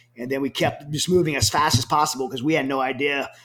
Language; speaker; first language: English; native; English